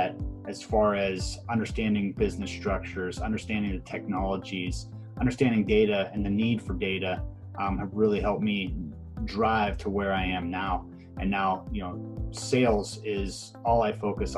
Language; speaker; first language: English; native; English